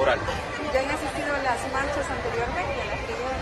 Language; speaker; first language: Spanish; native; Spanish